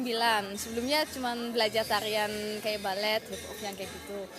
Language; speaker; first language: Indonesian; non-native, fluent; Dutch